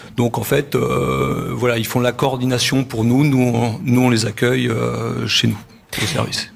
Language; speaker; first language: French; native; French